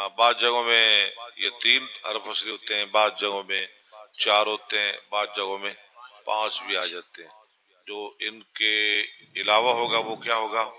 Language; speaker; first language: Urdu; non-native, local second language; Punjabi